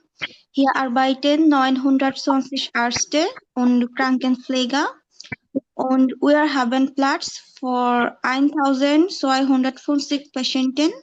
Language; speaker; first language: German; non-native, learner; Bangla